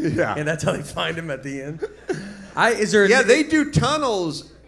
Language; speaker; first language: English; native; English